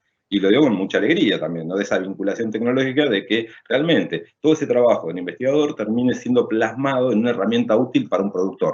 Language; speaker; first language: Spanish; native; Spanish